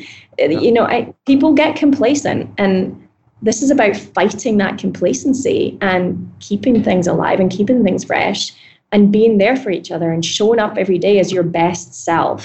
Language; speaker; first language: English; native; English